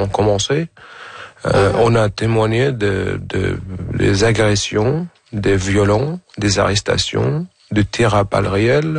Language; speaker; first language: French; non-native, fluent; Arabic